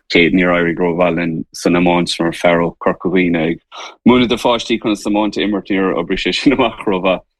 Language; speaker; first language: Irish; native; Irish